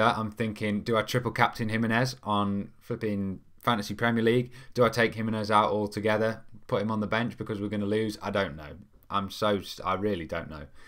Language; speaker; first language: English; native; English